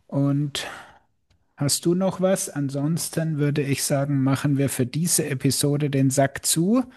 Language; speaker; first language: German; native; German